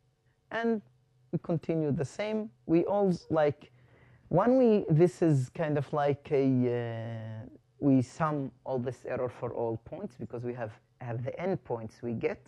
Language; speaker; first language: English; non-native, fluent; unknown